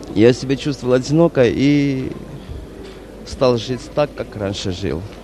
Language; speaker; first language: Russian; non-native, local second language; Armenian